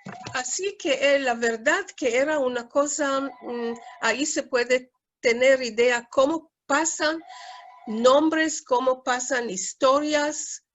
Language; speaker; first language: Spanish; early bilingual, heritage; Spanish